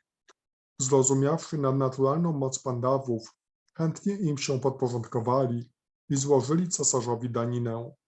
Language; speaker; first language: Polish; native; Polish